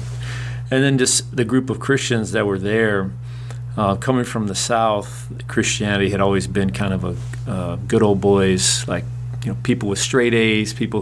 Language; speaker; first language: English; native; English